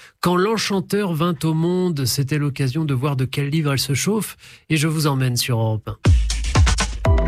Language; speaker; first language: French; native; French